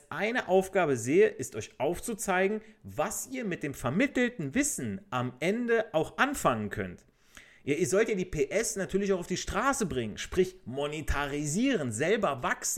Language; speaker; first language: German; native; German